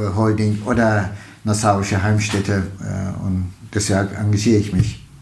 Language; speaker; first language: German; non-native, fluent; Turkish